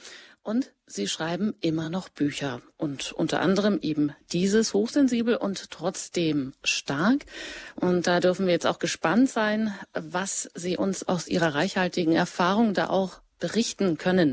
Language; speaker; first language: German; native; German